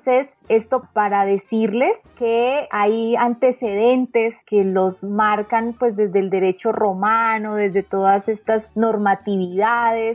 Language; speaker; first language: Spanish; native; Spanish